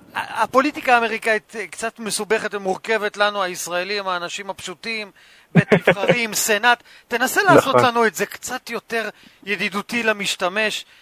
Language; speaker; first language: Hebrew; native; Hebrew